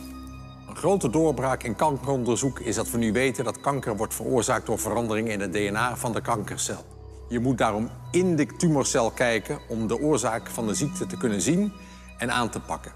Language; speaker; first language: Dutch; native; Dutch